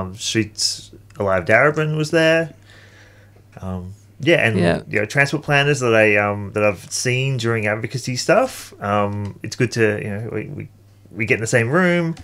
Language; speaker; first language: English; native; English